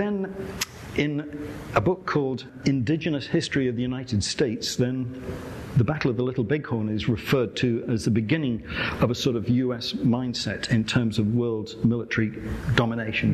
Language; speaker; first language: English; native; English